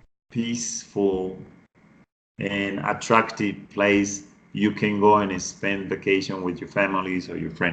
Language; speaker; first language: English; non-native, fluent; Spanish